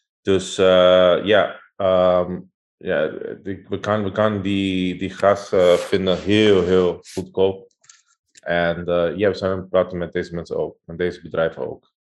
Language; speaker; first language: Dutch; non-native, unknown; Spanish